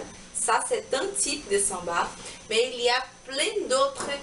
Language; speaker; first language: French; non-native, learner; Portuguese